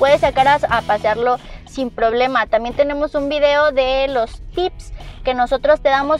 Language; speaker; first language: Spanish; native; Spanish